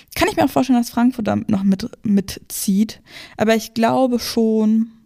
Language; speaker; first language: German; native; German